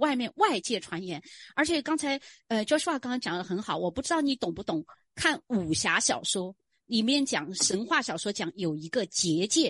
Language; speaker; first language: Chinese; native; Chinese